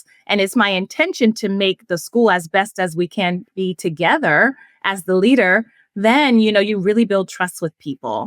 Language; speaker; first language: English; native; English